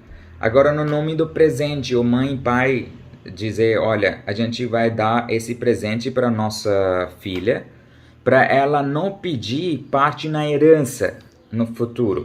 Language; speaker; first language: Portuguese; non-native, learner; Urdu